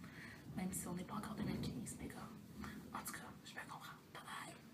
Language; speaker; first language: French; native; French